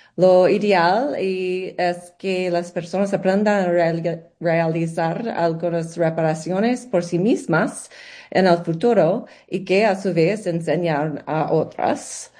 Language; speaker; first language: Spanish; non-native, learner; English